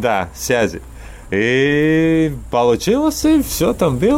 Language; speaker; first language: Russian; non-native, learner; Latvian